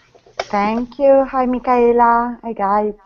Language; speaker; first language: English; non-native, learner; Italian